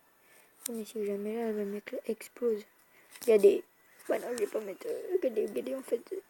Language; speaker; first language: French; native; French